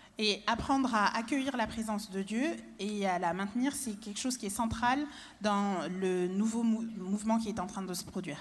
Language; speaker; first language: French; native; French